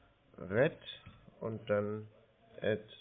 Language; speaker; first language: German; native; German